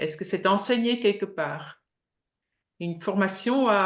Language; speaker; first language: French; native; French